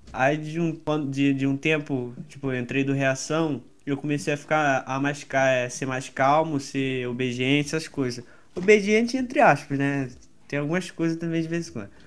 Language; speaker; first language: Portuguese; native; Portuguese